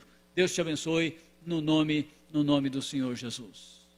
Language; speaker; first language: Portuguese; native; Portuguese